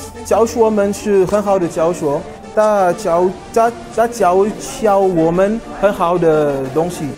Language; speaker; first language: Chinese; non-native, learner; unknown